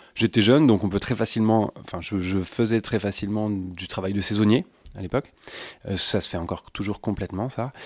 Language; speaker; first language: French; native; French